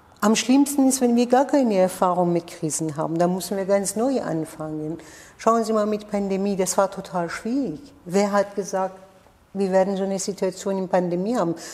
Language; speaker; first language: German; non-native, fluent; Persian